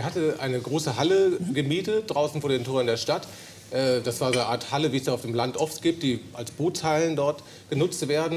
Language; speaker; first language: German; native; German